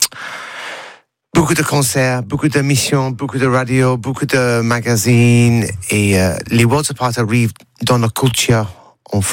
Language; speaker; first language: French; non-native, learner; English